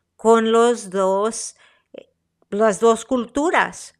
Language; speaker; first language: Spanish; native; Spanish